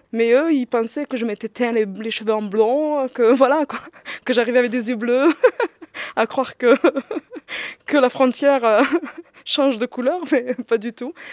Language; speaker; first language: French; early bilingual, other home language; Riffian